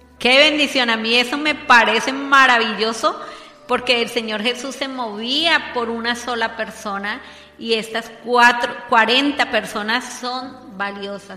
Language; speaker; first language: Spanish; native; Spanish